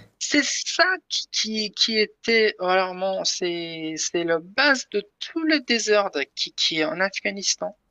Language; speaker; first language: French; non-native, learner; Persian